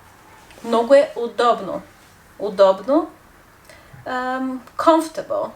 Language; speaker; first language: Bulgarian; non-native, fluent; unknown